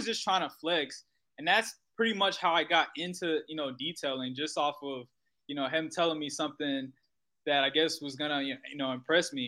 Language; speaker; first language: English; native; English